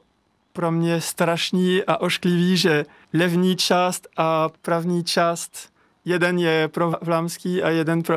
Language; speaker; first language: Czech; non-native, learner; French